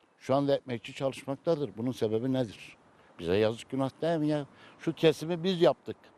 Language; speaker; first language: Turkish; native; Turkish